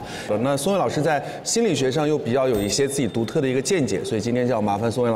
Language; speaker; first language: Chinese; native; Chinese